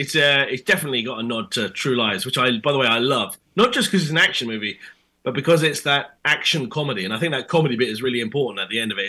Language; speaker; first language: English; native; English